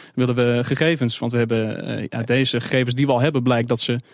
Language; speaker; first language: Dutch; native; Dutch